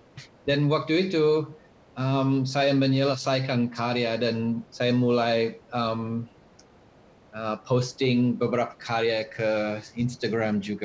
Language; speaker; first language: Indonesian; non-native, fluent; English